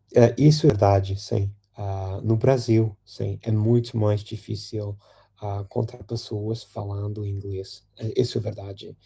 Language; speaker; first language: Portuguese; non-native, fluent; English